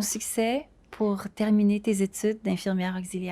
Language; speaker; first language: French; native; French